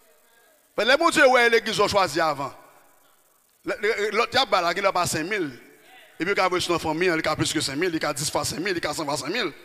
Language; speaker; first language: French; non-native, local second language; Haitian Creole